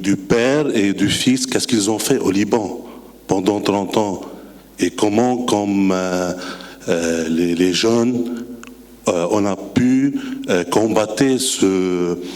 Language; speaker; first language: French; non-native, local second language; Arabic